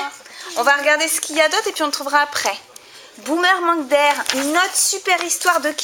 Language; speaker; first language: French; native; French